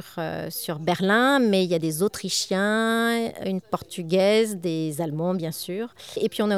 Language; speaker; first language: French; native; French